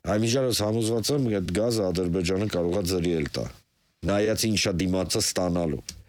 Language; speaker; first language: Armenian; native; Armenian